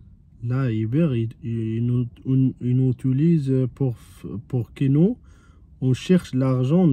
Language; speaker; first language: French; non-native, fluent; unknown